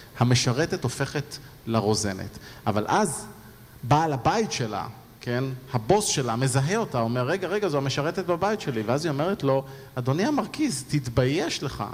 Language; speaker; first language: Hebrew; native; Hebrew